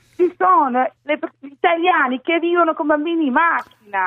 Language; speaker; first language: Italian; non-native, fluent; Croatian